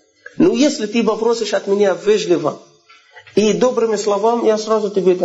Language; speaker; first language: Russian; non-native, fluent; Arabic